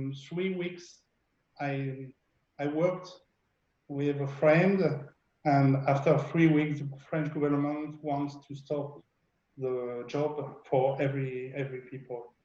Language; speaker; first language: English; non-native, learner; French